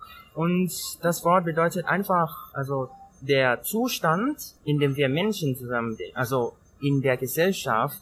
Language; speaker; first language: German; non-native, learner; Thai